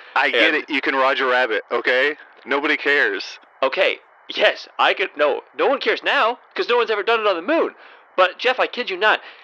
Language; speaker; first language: English; native; English